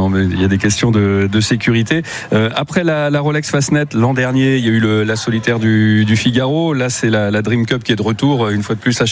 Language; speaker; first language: French; native; French